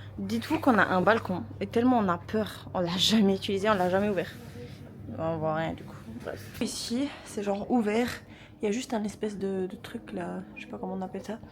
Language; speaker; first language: French; early bilingual, other home language; Arabic